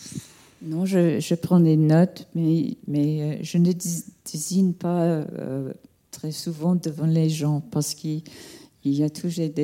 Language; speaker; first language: French; non-native, fluent; English